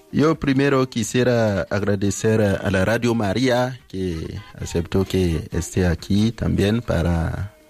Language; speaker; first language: Spanish; non-native, fluent; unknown